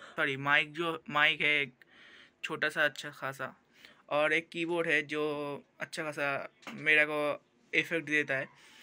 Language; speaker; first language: Hindi; non-native, local second language; Bangla